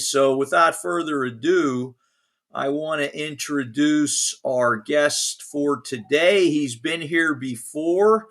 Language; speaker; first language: English; native; English